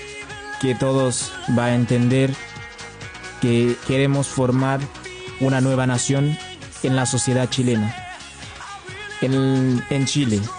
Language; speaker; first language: Spanish; non-native, learner; Haitian Creole